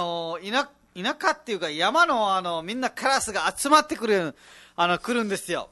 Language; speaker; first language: Japanese; non-native, fluent; Nepali